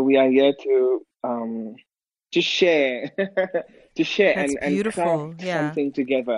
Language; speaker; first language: English; native; English